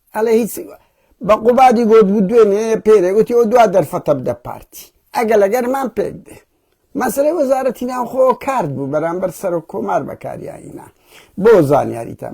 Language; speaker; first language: Central Kurdish; early bilingual, heritage; Central Kurdish